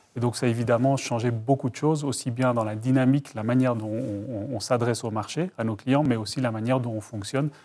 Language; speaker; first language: French; native; French